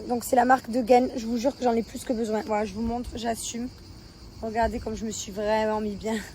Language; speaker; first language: French; native; French